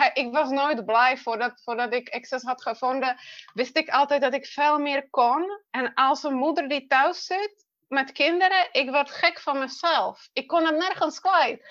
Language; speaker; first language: Dutch; non-native, fluent; Czech